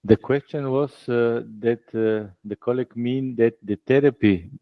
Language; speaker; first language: English; non-native, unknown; Bulgarian